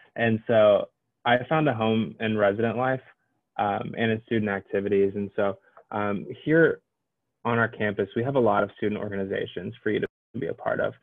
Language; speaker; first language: English; native; English